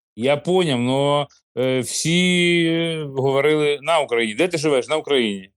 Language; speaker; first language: Ukrainian; non-native, local second language; Russian